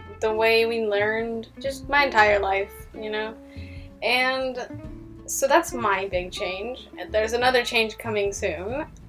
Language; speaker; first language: English; early bilingual, other home language; Hebrew